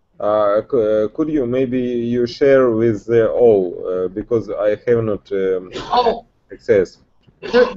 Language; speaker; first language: English; non-native, learner; Russian